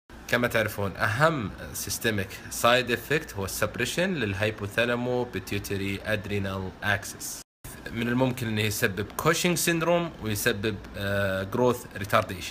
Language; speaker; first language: Arabic; native; Arabic